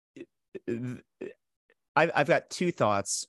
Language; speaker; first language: English; native; English